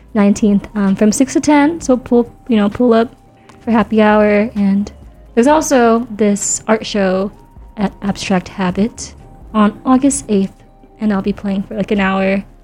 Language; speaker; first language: English; native; English